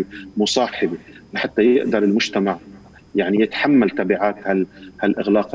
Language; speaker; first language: Arabic; native; Arabic